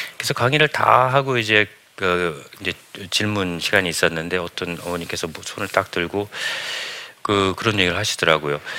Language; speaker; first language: Korean; early bilingual, heritage; Korean